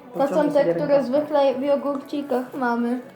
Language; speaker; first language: Polish; early bilingual, heritage; Polish